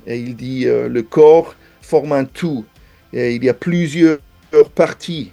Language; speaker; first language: French; non-native, fluent; English